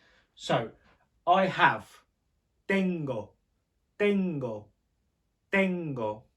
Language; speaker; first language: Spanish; non-native, fluent; English